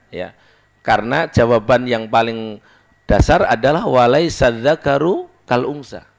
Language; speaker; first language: Indonesian; native; Indonesian